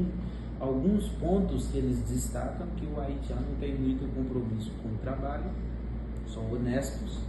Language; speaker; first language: Portuguese; non-native, fluent; Haitian Creole